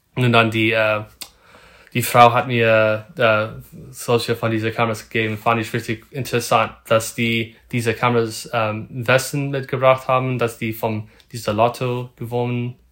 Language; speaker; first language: German; non-native, learner; English